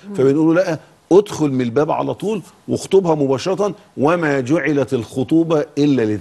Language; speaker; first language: Arabic; native; Arabic